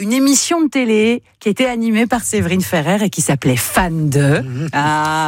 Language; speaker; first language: French; native; French